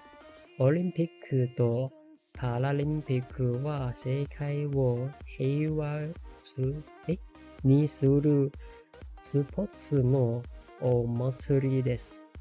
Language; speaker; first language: Japanese; non-native, learner; English